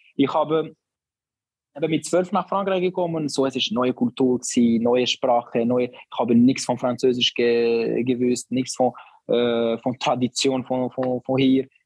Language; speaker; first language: German; non-native, learner; Albanian